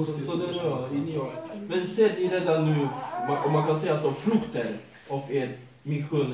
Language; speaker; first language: Swedish; non-native, fluent; Polish